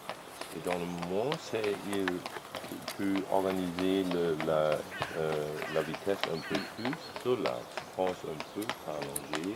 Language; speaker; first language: French; non-native, learner; German